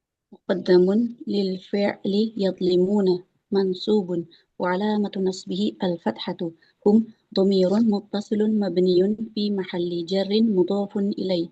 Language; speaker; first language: Arabic; non-native, learner; Indonesian